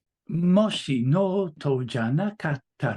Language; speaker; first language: Japanese; non-native, learner; English